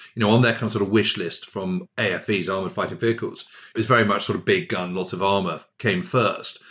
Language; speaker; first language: English; native; English